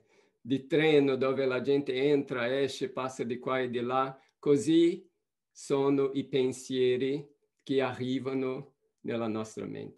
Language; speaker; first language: Italian; non-native, fluent; Portuguese